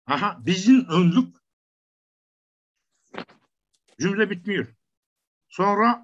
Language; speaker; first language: Turkish; non-native, learner; Kazakh